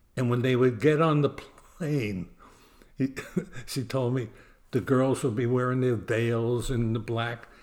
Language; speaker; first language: English; native; English